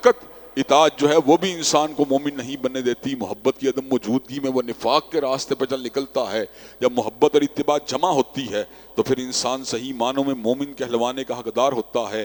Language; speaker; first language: Urdu; native; Urdu